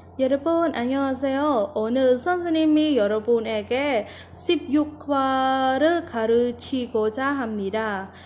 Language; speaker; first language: Korean; non-native, fluent; Khmer